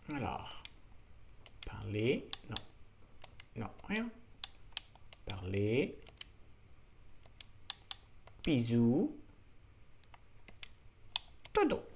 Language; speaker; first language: French; native; French